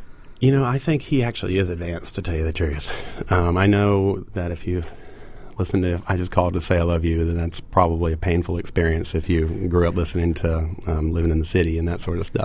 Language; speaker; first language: English; native; English